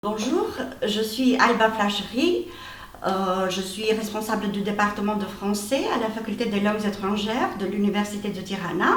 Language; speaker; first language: French; non-native, fluent; Albanian